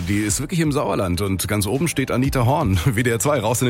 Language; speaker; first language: German; native; German